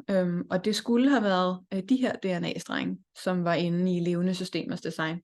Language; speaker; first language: Danish; native; Danish